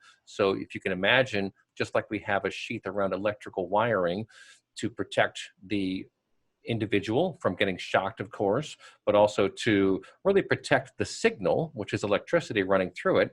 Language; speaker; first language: English; native; English